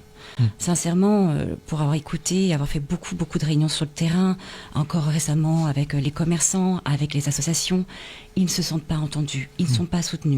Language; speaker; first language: French; native; French